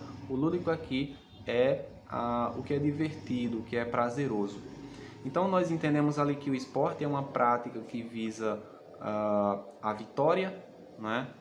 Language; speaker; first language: Portuguese; native; Portuguese